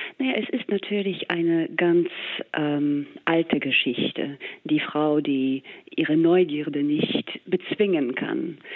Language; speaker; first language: German; non-native, fluent; English